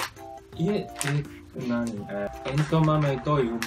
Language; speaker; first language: Japanese; non-native, learner; Chinese